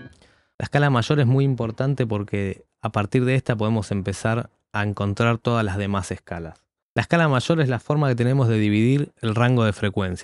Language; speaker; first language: Spanish; native; Spanish